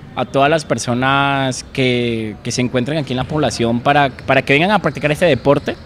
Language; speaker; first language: Spanish; native; Spanish